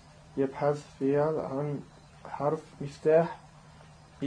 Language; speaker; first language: Arabic; non-native, learner; French